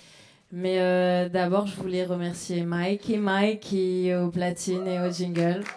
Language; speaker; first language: French; native; French